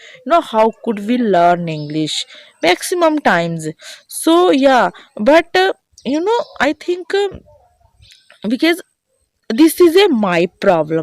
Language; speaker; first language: English; non-native, learner; Hindi